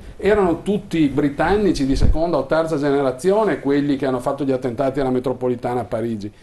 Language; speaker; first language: Italian; native; Italian